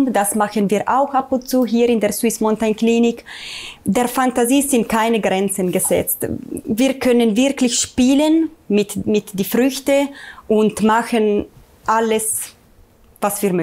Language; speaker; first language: German; non-native, learner; Italian